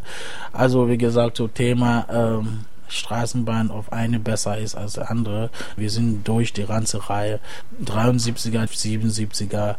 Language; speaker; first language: German; non-native, fluent; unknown